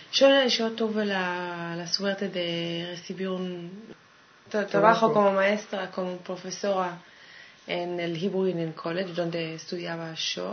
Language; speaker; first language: Spanish; non-native, fluent; Hebrew